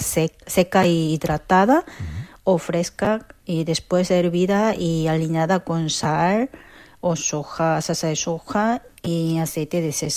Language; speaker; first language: Spanish; non-native, fluent; Korean